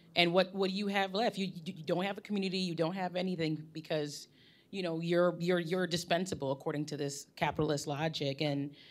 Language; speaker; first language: English; native; English